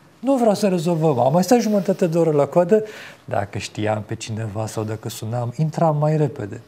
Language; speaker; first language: Romanian; native; Romanian